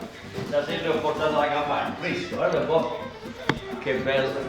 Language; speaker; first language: Italian; native; Italian